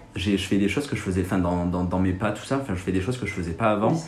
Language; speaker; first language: French; native; French